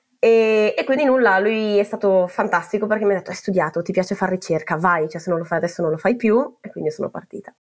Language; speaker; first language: Italian; native; Italian